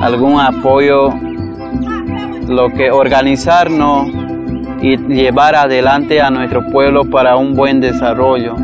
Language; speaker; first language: Spanish; non-native, local second language; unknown